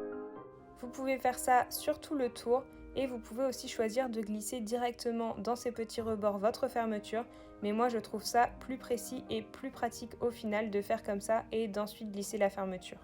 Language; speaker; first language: French; native; French